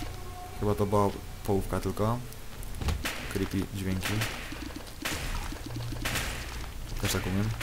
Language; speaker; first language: Polish; native; Polish